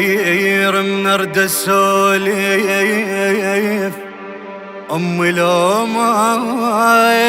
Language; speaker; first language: Arabic; native; Arabic